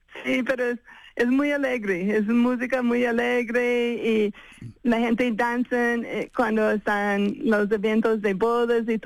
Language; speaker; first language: Spanish; non-native, fluent; English